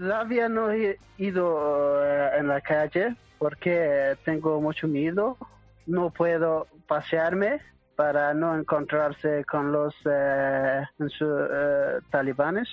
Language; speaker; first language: Spanish; non-native, learner; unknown